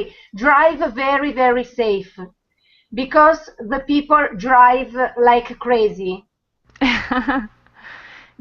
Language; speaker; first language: English; non-native, learner; Italian